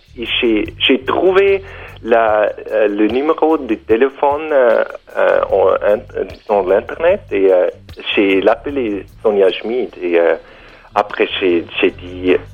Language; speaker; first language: French; non-native, learner; German